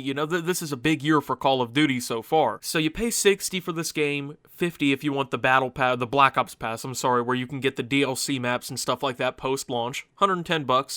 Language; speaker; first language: English; native; English